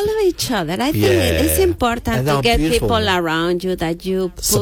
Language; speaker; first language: English; non-native, learner; Spanish